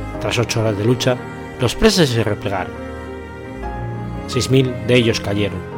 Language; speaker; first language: Spanish; native; Spanish